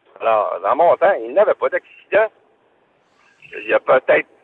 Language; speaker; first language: French; native; French